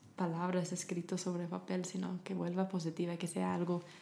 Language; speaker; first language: Spanish; non-native, fluent; English